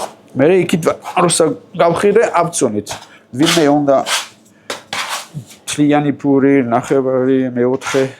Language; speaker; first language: Georgian; non-native, learner; French